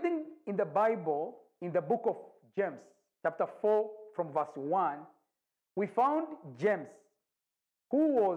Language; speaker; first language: English; non-native, local second language; Kinyarwanda